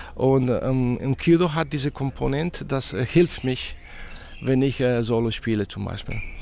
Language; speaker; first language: German; non-native, fluent; Spanish